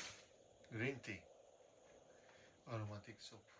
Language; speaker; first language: English; non-native, learner; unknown